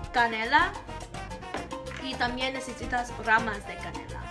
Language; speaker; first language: Spanish; non-native, learner; English